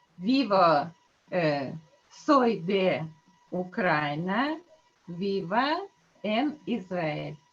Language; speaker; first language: Spanish; non-native, learner; Russian